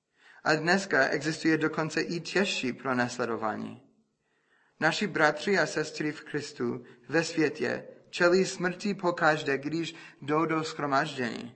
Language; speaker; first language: Czech; non-native, fluent; English